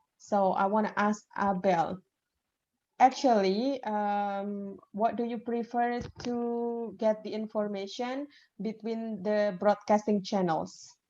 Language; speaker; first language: English; non-native, fluent; Indonesian